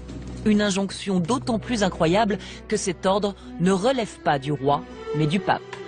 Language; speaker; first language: French; native; French